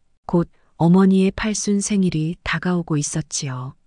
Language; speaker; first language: Korean; native; Korean